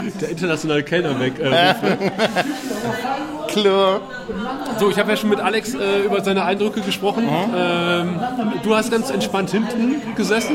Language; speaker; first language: German; native; German